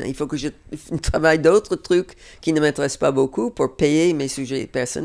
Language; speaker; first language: French; non-native, fluent; English